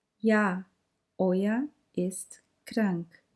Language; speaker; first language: German; non-native, learner; Turkish